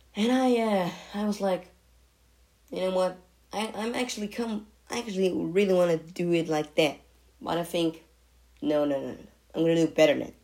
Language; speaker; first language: English; non-native, fluent; Dutch